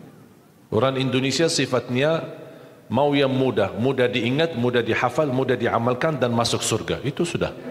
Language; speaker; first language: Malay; non-native, fluent; Arabic